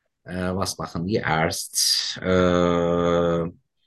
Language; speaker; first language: German; non-native, learner; Turkish